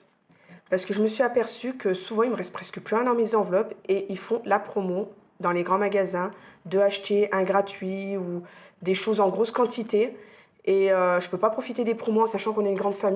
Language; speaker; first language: French; native; French